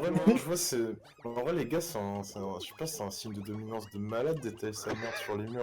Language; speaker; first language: French; native; French